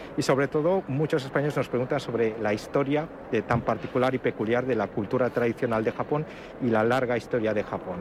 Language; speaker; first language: Spanish; early bilingual, other home language; Japanese